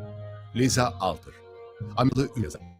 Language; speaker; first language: Turkish; native; Turkish